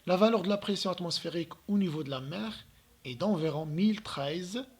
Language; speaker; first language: French; non-native, local second language; Arabic